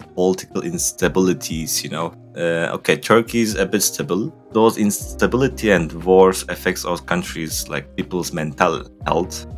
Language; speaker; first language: English; non-native, fluent; Turkish